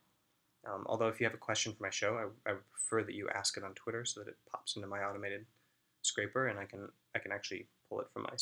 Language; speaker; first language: English; native; English